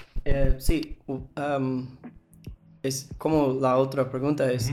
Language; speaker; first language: Spanish; non-native, learner; English